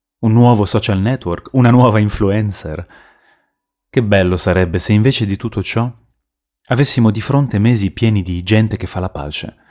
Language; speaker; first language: Italian; native; Italian